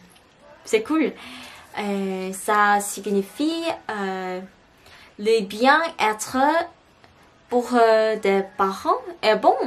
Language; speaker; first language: French; non-native, learner; Korean